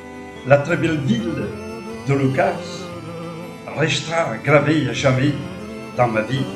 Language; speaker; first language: French; non-native, fluent; Portuguese